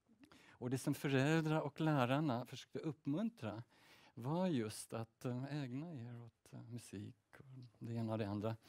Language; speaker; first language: Swedish; early bilingual, heritage; Swedish